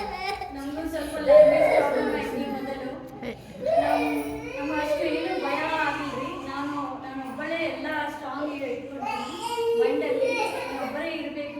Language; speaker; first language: Kannada; non-native, learner; Telugu